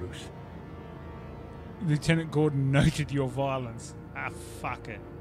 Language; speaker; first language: English; native; English